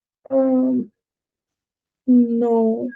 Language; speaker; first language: French; non-native, learner; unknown